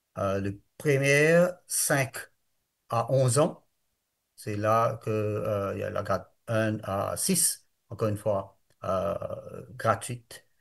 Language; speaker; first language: French; non-native, local second language; Morisyen